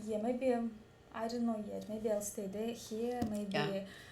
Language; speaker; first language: English; non-native, learner; Russian